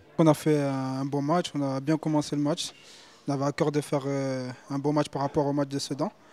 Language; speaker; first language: French; native; French